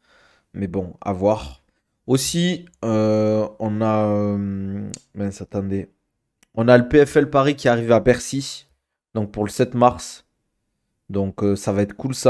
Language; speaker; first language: French; native; French